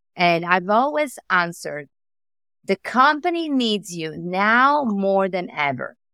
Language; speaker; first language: English; non-native, fluent; Italian